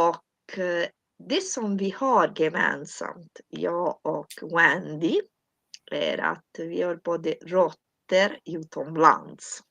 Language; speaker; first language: Swedish; non-native, fluent; Italian